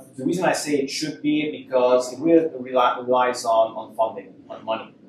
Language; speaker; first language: English; non-native, fluent; Hungarian